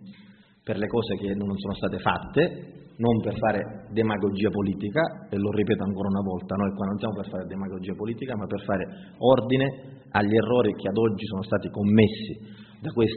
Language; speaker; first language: Italian; native; Italian